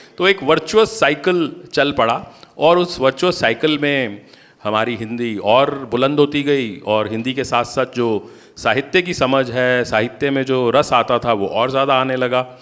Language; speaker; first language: Hindi; native; Hindi